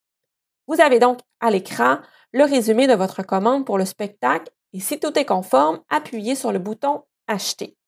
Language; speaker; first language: French; native; French